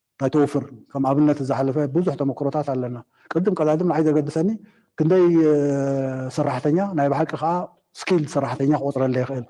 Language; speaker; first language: Tigrinya; native; Tigrinya